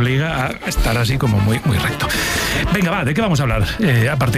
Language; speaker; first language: Spanish; native; Spanish